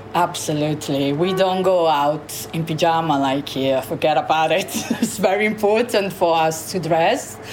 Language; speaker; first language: English; non-native, fluent; Italian